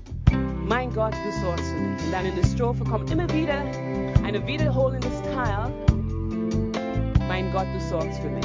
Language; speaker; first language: German; non-native, fluent; English